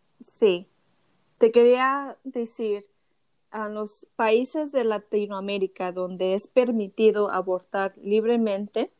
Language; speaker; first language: Spanish; early bilingual, heritage; Spanish